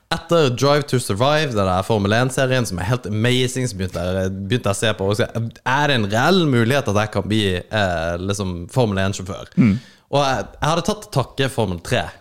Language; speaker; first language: Norwegian; native; Norwegian